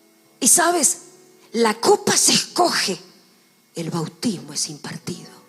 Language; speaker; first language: Spanish; native; Spanish